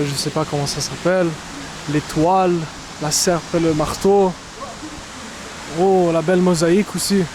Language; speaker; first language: French; non-native, local second language; Arabic